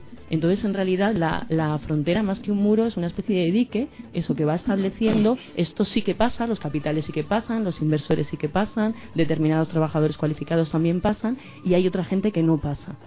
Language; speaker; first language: Spanish; native; Spanish